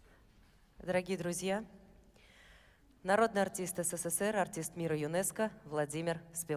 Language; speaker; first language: Russian; native; Russian